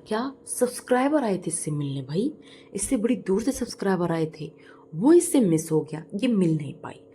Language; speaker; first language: Hindi; native; Hindi